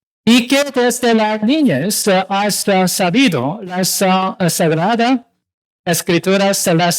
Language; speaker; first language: Spanish; non-native, learner; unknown